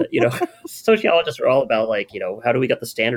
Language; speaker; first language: English; native; English